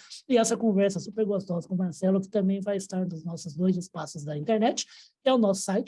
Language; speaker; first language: Portuguese; native; Portuguese